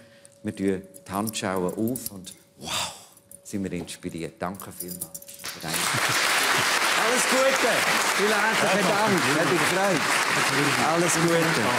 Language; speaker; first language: German; native; German